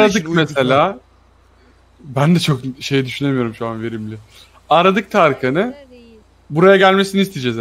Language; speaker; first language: Turkish; native; Turkish